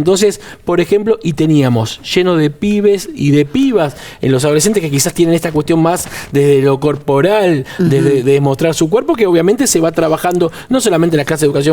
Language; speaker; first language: Spanish; native; Spanish